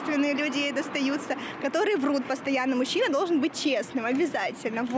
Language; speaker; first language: Russian; native; Russian